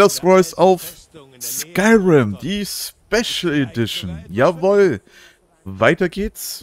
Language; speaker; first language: German; native; German